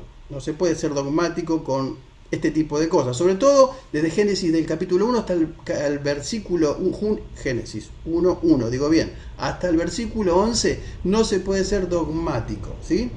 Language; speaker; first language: Spanish; native; Spanish